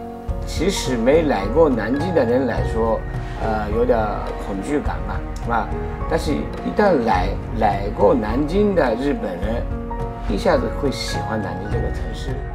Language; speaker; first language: Chinese; non-native, fluent; Japanese